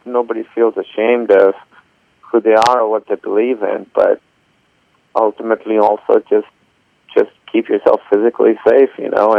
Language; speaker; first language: English; non-native, local second language; Urdu